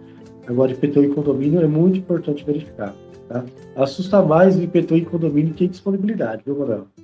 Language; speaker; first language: Portuguese; native; Portuguese